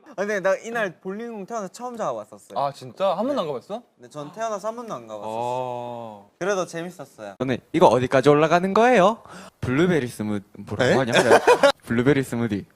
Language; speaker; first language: Korean; native; Korean